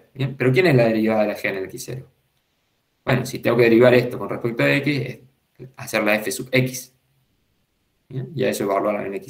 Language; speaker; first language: Spanish; native; Spanish